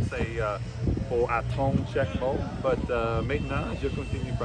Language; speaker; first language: French; non-native, learner; English